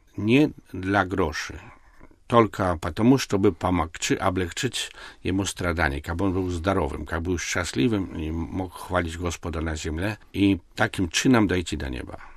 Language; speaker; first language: Russian; non-native, local second language; Belarusian